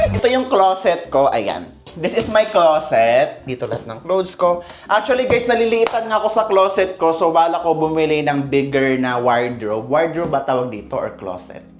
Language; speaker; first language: Filipino; native; Filipino